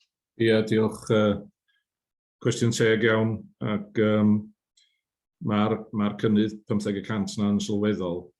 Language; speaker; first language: Welsh; native; Welsh